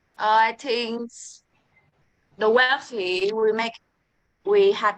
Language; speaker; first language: English; non-native, learner; Vietnamese